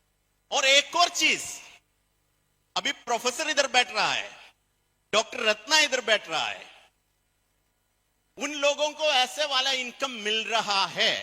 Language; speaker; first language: Hindi; non-native, local second language; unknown